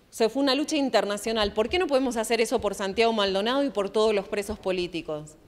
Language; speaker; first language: Spanish; native; Spanish